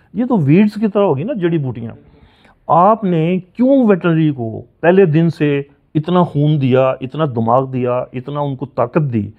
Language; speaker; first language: Urdu; non-native, local second language; Punjabi